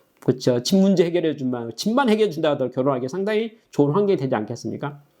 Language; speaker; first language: Korean; native; Korean